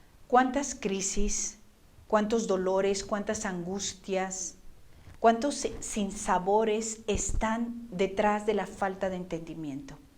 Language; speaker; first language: Spanish; native; Spanish